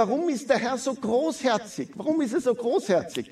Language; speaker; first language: German; native; German